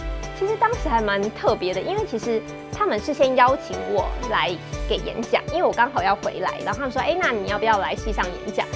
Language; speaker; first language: Chinese; native; Chinese